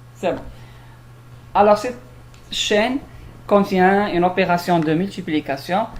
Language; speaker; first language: French; non-native, local second language; Arabic